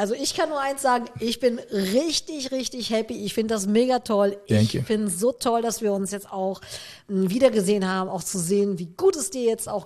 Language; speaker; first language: German; native; German